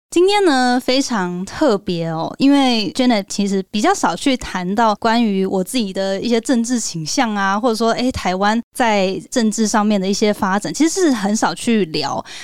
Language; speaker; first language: Chinese; native; Chinese